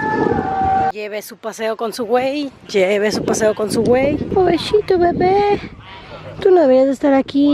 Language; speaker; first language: Spanish; native; Spanish